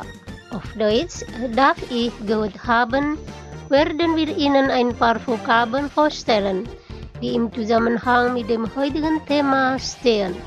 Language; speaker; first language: German; non-native, fluent; Indonesian